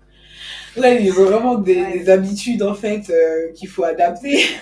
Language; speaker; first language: French; native; French